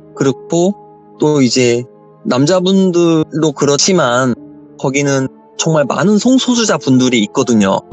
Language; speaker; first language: Korean; native; Korean